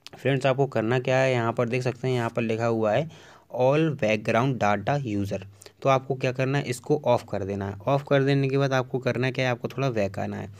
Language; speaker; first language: Hindi; native; Hindi